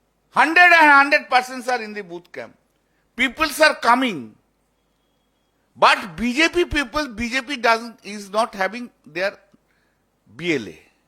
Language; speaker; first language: English; non-native, local second language; Bangla